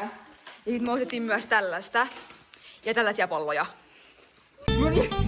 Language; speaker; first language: Finnish; native; Finnish